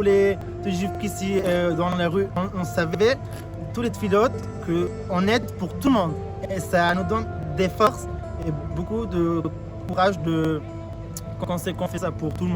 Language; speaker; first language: French; early bilingual, heritage; French